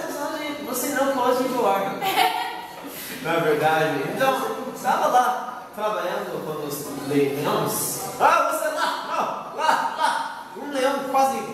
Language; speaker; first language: Portuguese; non-native, learner; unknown